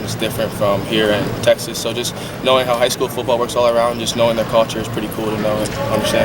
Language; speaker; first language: English; native; English